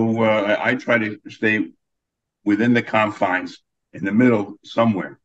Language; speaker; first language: English; native; English